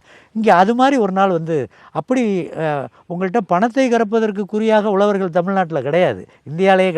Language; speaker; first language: Tamil; native; Tamil